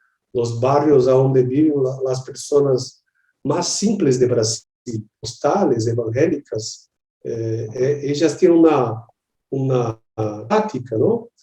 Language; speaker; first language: Spanish; non-native, learner; Portuguese